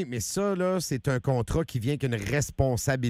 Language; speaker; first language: French; native; French